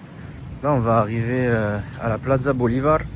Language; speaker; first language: French; native; French